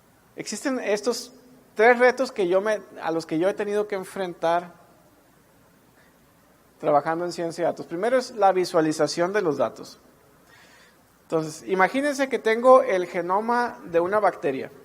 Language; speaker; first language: Spanish; native; Spanish